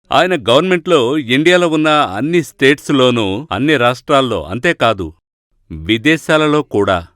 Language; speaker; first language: Telugu; non-native, fluent; Malayalam